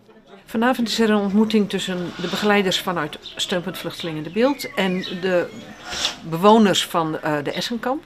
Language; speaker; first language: Dutch; native; Dutch